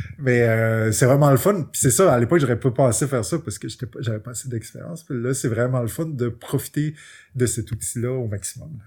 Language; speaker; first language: French; native; French